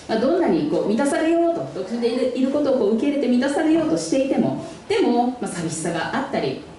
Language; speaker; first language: Japanese; non-native, fluent; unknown